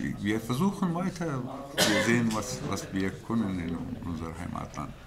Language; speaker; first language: German; non-native, learner; Pashto